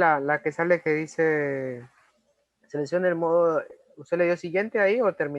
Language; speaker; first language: Spanish; native; Spanish